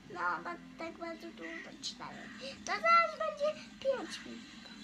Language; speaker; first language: Polish; early bilingual, other home language; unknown